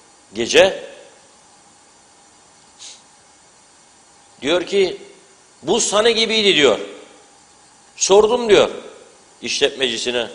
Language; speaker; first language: Turkish; native; Turkish